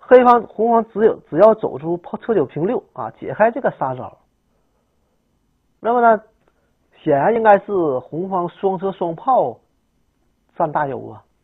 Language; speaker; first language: Chinese; native; Chinese